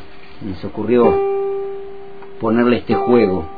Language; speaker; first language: Spanish; native; Spanish